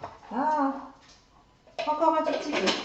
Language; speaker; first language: French; native; French